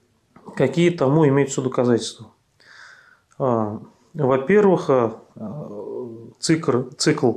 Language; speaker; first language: Russian; native; Russian